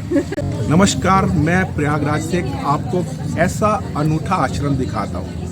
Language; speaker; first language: Hindi; native; Hindi